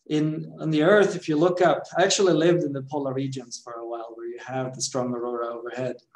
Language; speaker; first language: English; non-native, fluent; Swedish